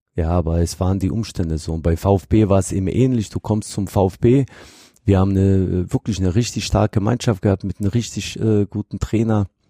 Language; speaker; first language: German; non-native, fluent; Bosnian